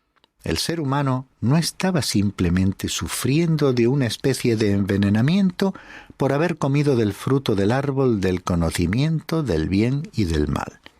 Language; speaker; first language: Spanish; native; Spanish